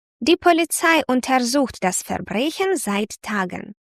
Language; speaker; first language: German; non-native, fluent; Ukrainian